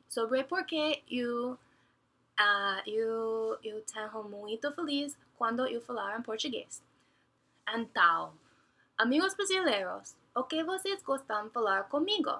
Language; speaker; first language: Portuguese; non-native, learner; English